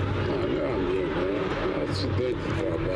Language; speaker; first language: Portuguese; native; Portuguese